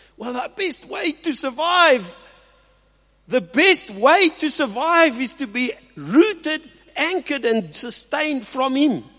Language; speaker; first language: English; non-native, local second language; Afrikaans